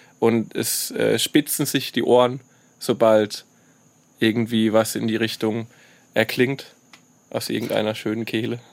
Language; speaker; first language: German; native; German